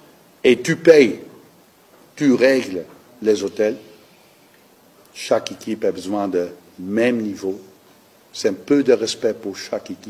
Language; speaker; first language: French; non-native, learner; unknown